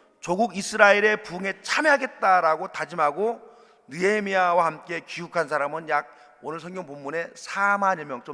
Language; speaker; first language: Korean; native; Korean